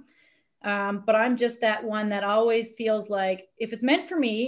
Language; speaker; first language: English; native; English